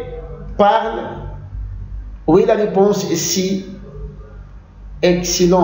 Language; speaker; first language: French; non-native, fluent; Arabic